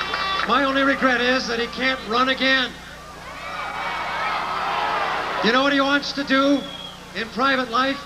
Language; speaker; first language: English; native; English